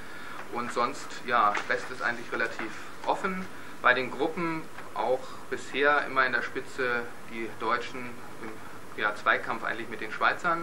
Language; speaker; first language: German; native; German